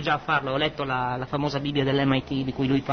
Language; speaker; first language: Italian; native; Italian